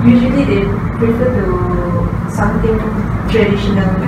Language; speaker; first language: English; non-native, local second language; Malay